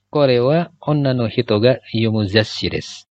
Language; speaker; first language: Japanese; non-native, fluent; Indonesian